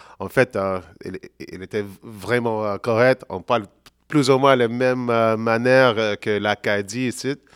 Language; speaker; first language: French; non-native, local second language; English